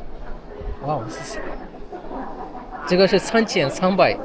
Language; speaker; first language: Chinese; non-native, learner; Amharic